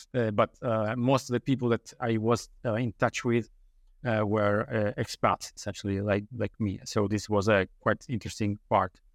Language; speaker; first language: English; non-native, learner; Italian